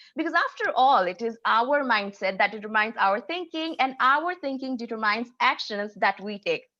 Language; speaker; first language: English; non-native, local second language; Nepali